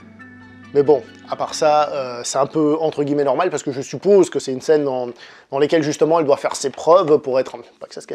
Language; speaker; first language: French; native; French